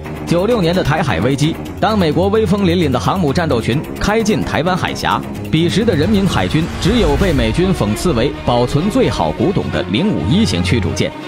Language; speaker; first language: Chinese; native; Chinese